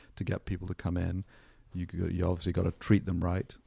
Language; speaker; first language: English; native; English